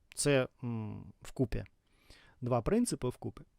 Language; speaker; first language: Ukrainian; non-native, local second language; Russian